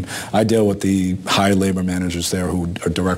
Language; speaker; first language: English; native; English